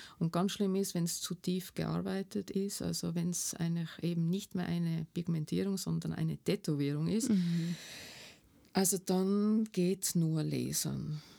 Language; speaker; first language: German; native; German